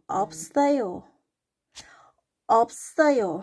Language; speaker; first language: Korean; non-native, learner; Thai